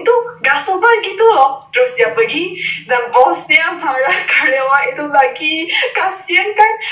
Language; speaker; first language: Indonesian; non-native, fluent; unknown